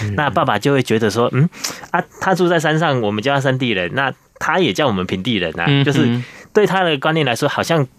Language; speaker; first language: Chinese; native; Chinese